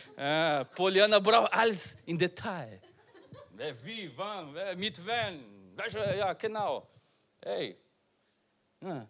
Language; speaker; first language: German; non-native, learner; Portuguese